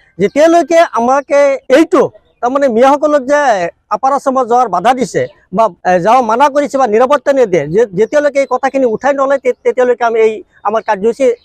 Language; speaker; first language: Assamese; non-native, local second language; Bangla